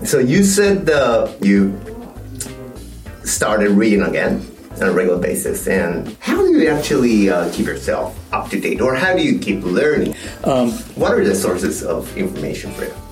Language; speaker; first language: English; non-native, fluent; Japanese